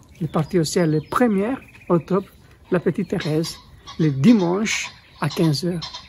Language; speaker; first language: French; non-native, fluent; Italian